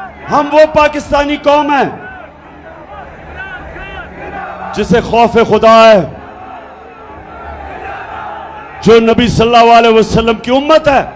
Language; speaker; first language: Urdu; native; Urdu